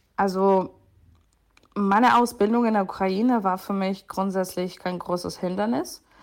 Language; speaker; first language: German; non-native, fluent; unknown